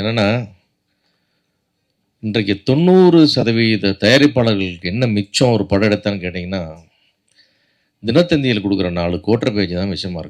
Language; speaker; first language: Tamil; native; Tamil